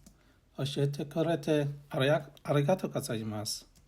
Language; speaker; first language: Japanese; non-native, learner; English